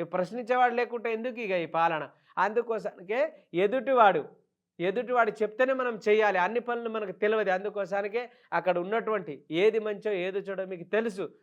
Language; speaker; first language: Telugu; non-native, local second language; Lambadi